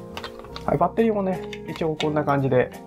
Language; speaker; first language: Japanese; native; Japanese